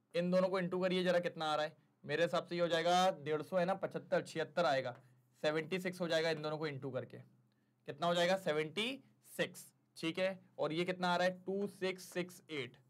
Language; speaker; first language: Hindi; native; Hindi